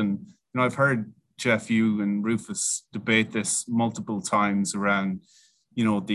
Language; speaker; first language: English; native; English